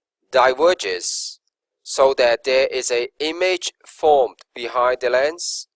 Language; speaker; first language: English; non-native, local second language; Cantonese